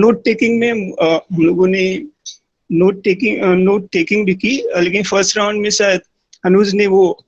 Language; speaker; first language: Hindi; native; Hindi